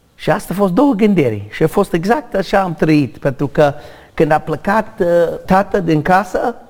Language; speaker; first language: Romanian; non-native, fluent; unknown